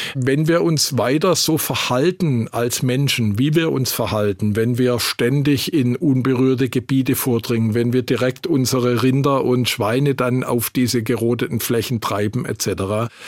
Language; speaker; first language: German; native; German